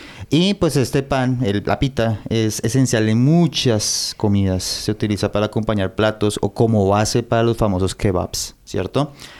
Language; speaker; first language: Spanish; native; Spanish